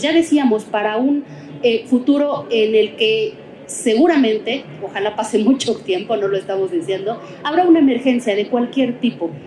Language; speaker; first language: Spanish; native; Spanish